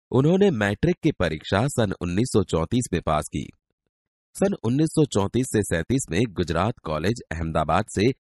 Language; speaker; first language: Hindi; non-native, local second language; Gujarati